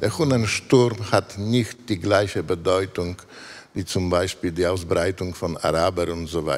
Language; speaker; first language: German; non-native, fluent; Polish